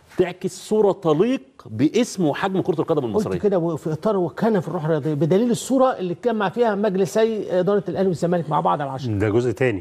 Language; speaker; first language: Arabic; native; Arabic